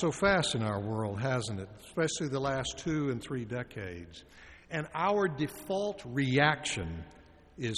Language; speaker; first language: English; native; English